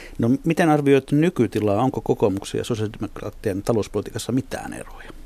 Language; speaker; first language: Finnish; native; Finnish